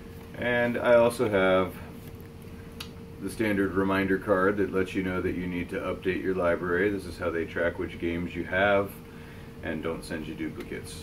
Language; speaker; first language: English; native; English